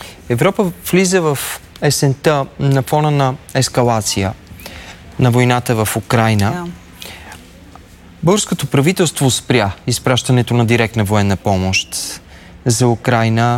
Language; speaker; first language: Bulgarian; native; Bulgarian